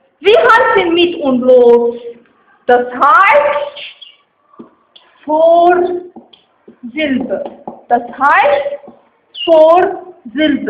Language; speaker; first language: German; non-native, learner; Arabic